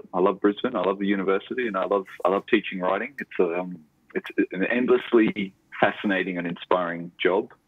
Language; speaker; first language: English; native; English